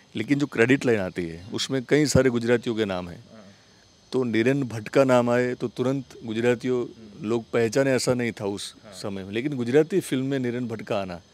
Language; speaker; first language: Hindi; non-native, local second language; Gujarati